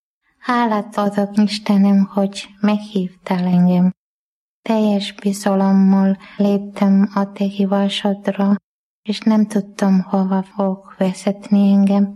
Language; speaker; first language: Hungarian; non-native, learner; Malayalam